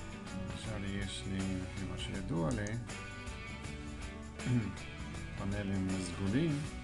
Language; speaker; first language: Hebrew; non-native, fluent; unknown